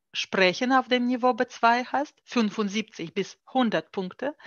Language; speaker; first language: German; non-native, fluent; Russian